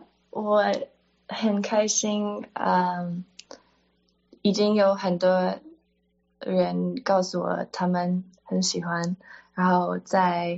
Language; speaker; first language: Chinese; early bilingual, heritage; Chinese